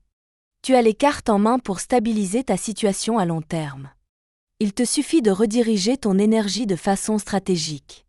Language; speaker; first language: French; native; French